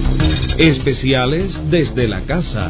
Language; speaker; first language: Spanish; native; Spanish